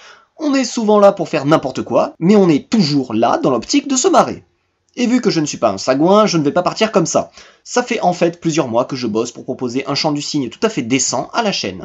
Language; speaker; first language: French; native; French